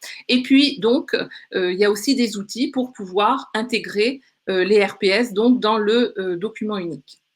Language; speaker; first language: French; native; French